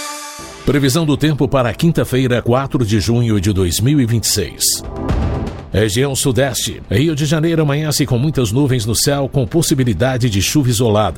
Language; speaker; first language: Portuguese; native; Portuguese